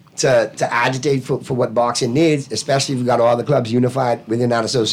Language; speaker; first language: English; native; English